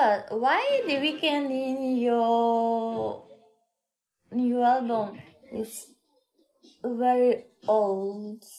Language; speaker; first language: English; non-native, learner; Russian